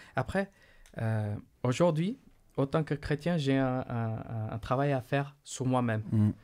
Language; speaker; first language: French; non-native, fluent; Portuguese